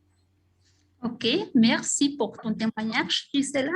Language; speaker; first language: French; non-native, fluent; Spanish